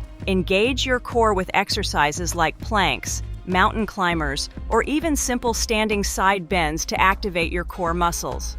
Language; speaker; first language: English; non-native, fluent; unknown